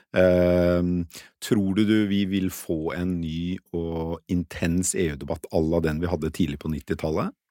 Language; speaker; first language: Norwegian; native; Norwegian